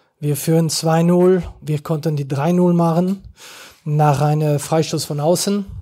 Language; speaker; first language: German; non-native, fluent; French